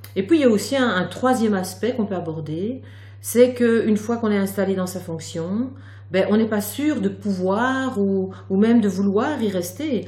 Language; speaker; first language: French; native; French